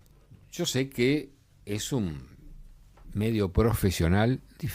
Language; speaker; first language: Spanish; native; Spanish